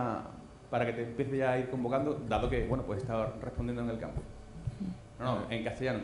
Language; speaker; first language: Spanish; native; Spanish